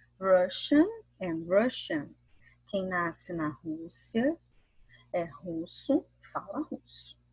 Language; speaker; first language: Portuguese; native; Portuguese